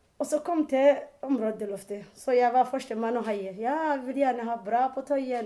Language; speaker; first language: Norwegian; non-native, learner; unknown